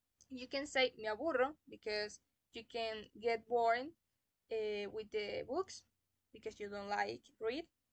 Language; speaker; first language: English; non-native, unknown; Spanish